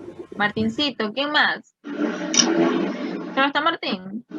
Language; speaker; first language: Spanish; native; Spanish